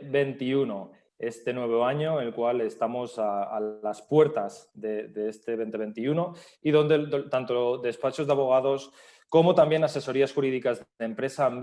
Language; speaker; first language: Spanish; native; Spanish